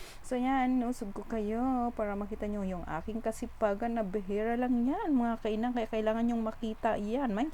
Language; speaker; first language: Filipino; non-native, local second language; Waray